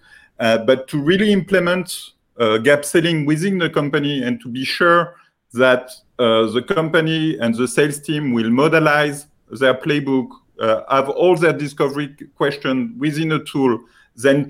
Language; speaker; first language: English; non-native, fluent; French